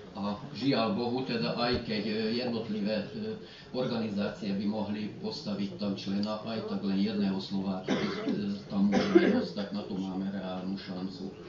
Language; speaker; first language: Slovak; early bilingual, heritage; Slovak